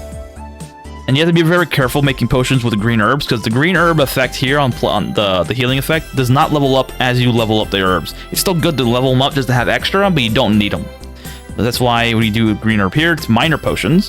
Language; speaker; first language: English; native; English